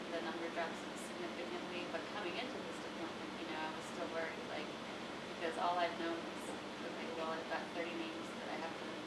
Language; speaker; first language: English; native; English